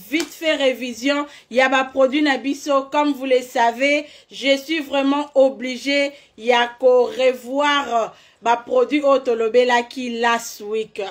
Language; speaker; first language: French; non-native, local second language; Lingala